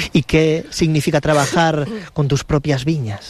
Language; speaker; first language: Spanish; native; Spanish